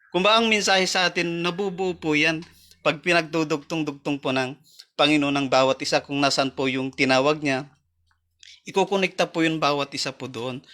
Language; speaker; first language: Filipino; native; Filipino